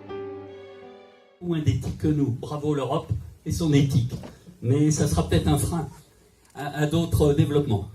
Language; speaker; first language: French; native; French